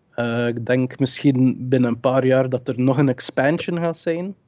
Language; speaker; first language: Dutch; early bilingual, other home language; English